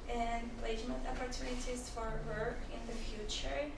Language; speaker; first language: English; non-native, learner; Ukrainian